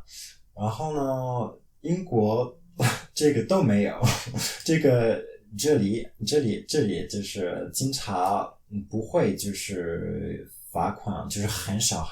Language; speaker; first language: Chinese; non-native, fluent; French